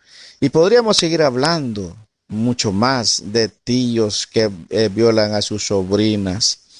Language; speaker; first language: Spanish; native; Spanish